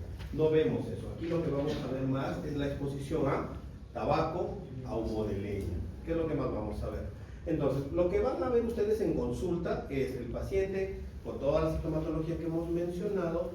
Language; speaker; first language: Spanish; native; Spanish